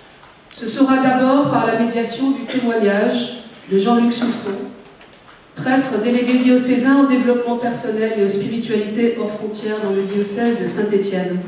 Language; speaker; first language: French; native; French